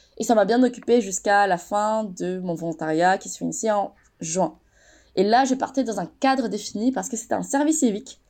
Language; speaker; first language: French; native; French